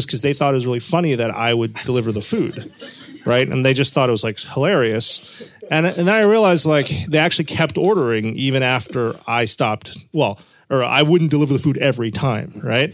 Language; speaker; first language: English; native; English